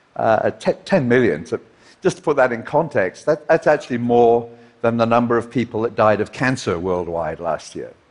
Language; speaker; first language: English; native; English